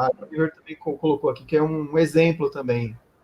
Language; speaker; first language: Portuguese; native; Portuguese